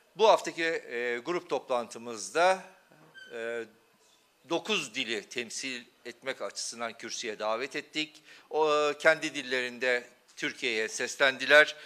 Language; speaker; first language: Turkish; non-native, local second language; Kurdish